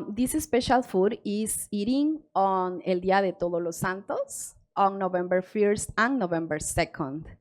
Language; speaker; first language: English; non-native, learner; Spanish